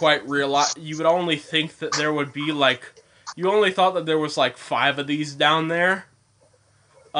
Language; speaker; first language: English; native; English